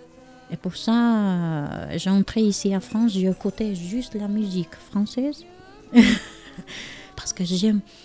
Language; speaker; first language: French; non-native, learner; Albanian